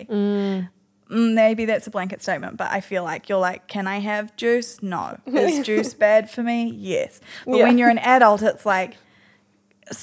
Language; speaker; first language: English; native; English